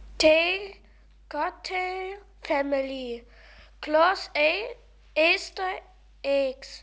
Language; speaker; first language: English; non-native, learner; German